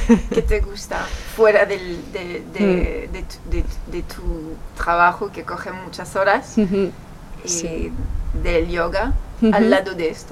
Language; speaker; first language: Spanish; non-native, fluent; French